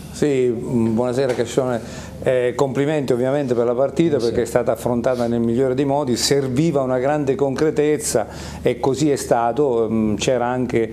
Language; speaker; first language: Italian; native; Italian